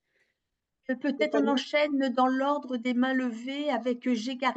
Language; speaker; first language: French; native; French